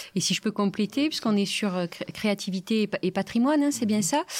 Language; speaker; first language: French; native; French